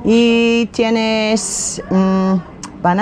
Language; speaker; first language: Spanish; non-native, learner; English